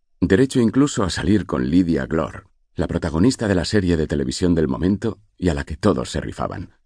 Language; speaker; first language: Spanish; native; Spanish